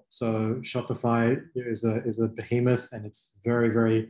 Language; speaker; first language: English; native; English